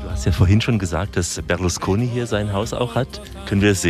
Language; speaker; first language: German; native; German